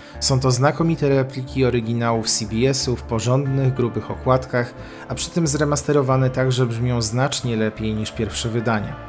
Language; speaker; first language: Polish; native; Polish